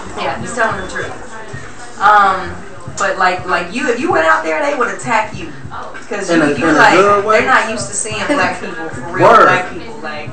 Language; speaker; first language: English; native; English